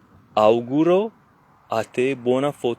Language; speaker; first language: Italian; non-native, learner; French